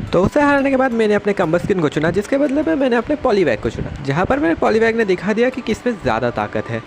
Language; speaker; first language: Hindi; native; Hindi